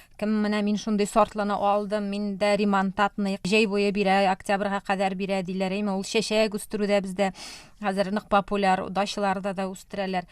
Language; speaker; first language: Tatar; native; Tatar